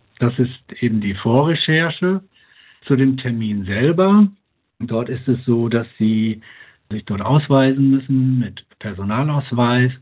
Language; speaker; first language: German; native; German